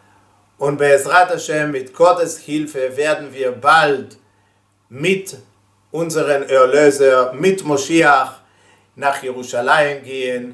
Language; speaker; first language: German; non-native, fluent; Hebrew